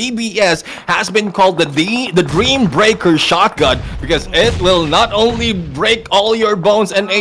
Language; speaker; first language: English; non-native, local second language; Filipino